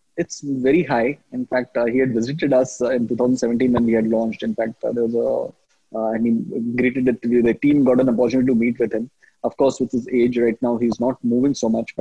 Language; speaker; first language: English; non-native, local second language; Hindi